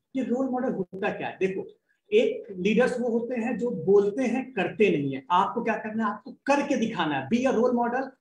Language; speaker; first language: Hindi; native; Hindi